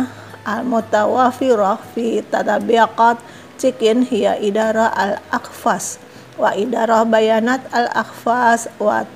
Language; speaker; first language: Arabic; non-native, learner; Indonesian